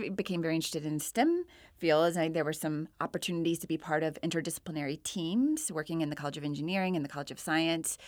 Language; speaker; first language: English; native; English